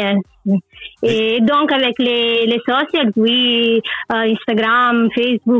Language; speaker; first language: French; non-native, learner; Italian